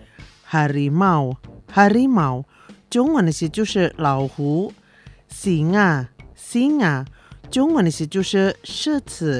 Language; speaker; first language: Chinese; early bilingual, heritage; Chinese